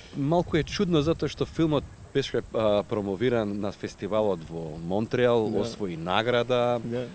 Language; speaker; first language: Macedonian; native; Macedonian